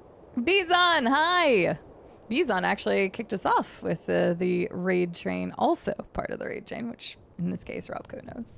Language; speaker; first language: English; native; English